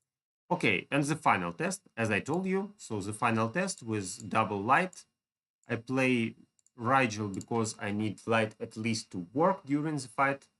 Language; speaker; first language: English; non-native, fluent; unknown